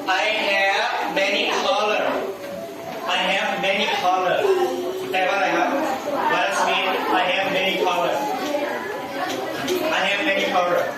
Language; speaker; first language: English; non-native, learner; Thai